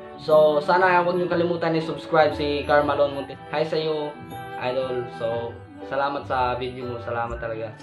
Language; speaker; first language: Filipino; non-native, local second language; Cebuano